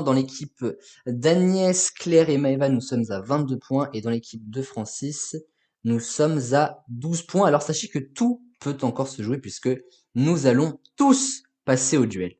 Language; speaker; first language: French; native; French